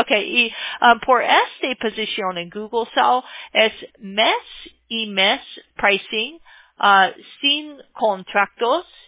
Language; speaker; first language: Spanish; non-native, learner; English